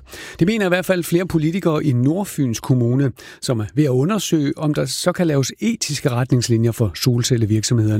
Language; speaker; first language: Danish; native; Danish